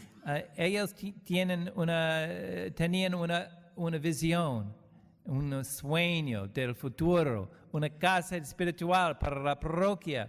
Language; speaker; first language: Spanish; non-native, learner; English